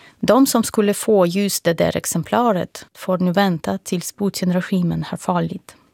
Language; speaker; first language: Swedish; non-native, fluent; Russian